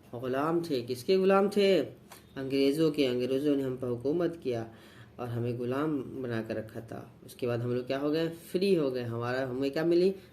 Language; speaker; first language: Hindi; native; Hindi